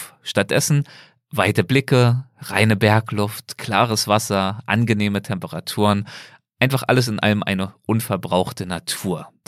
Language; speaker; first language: German; native; German